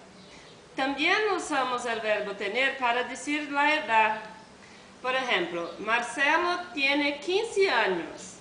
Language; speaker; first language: Spanish; non-native, learner; Portuguese